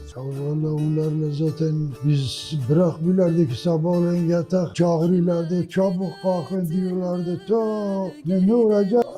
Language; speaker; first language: Turkish; non-native, local second language; Kurdish